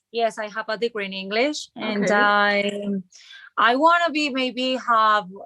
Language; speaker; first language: English; non-native, learner; Spanish